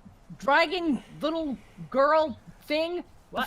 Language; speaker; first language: English; native; English